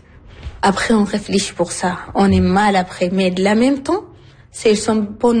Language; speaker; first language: French; non-native, learner; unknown